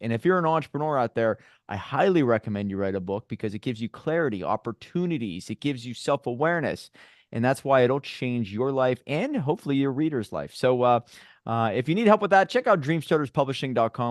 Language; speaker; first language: English; native; English